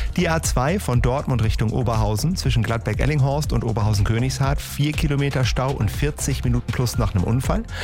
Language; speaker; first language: German; native; German